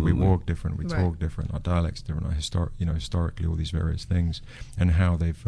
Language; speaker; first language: English; native; English